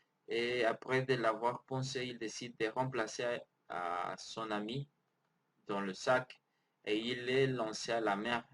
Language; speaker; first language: French; non-native, learner; Spanish